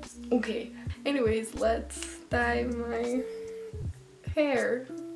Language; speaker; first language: English; native; English